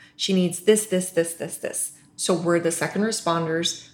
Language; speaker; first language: English; non-native, local second language; Urdu